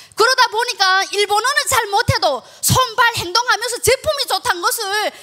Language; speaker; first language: Korean; early bilingual, heritage; Korean